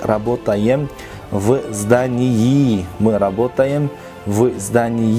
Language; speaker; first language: Russian; non-native, fluent; Kyrgyz